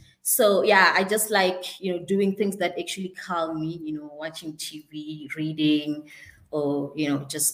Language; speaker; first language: English; non-native, local second language; Northern Sotho